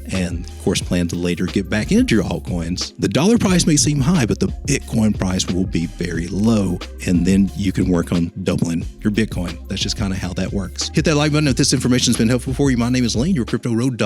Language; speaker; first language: English; native; English